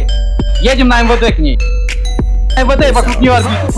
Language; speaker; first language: Russian; native; Russian